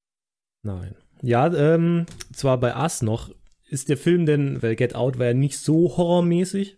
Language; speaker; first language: German; native; German